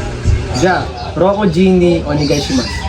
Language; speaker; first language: Japanese; non-native, learner; Filipino